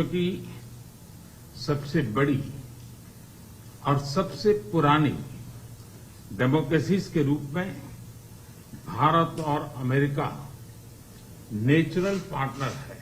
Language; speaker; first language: Hindi; native; Hindi